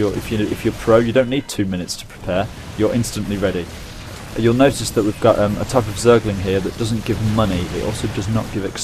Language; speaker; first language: English; native; English